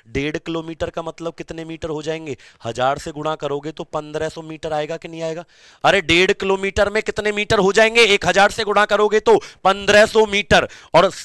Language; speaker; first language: Hindi; native; Hindi